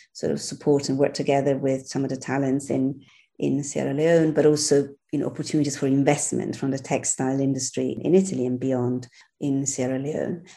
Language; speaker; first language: English; non-native, fluent; Italian